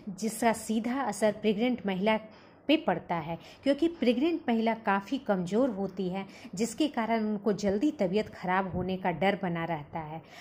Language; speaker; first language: Hindi; native; Hindi